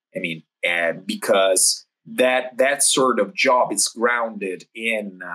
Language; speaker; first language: English; non-native, fluent; Italian